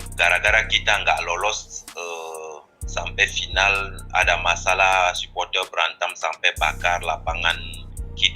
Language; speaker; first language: Indonesian; non-native, fluent; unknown